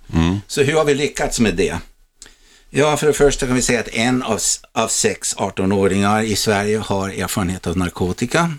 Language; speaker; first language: Swedish; non-native, fluent; English